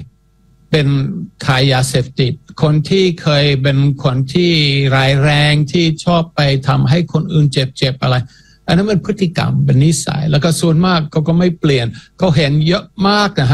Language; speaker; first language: Thai; non-native, fluent; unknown